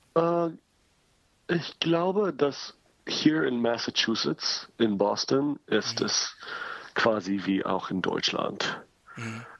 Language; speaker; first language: German; non-native, learner; English